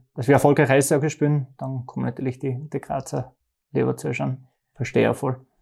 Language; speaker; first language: German; native; German